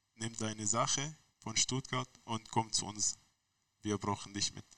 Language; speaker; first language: German; non-native, learner; Arabic